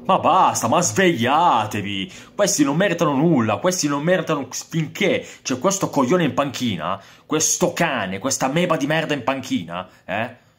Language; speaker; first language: Italian; native; Italian